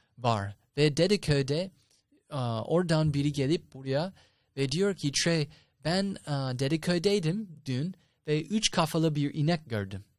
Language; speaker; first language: Turkish; non-native, fluent; English